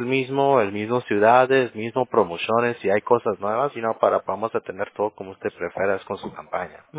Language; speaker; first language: Spanish; early bilingual, heritage; English